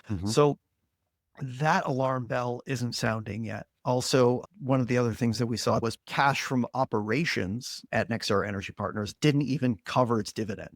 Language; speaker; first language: English; native; English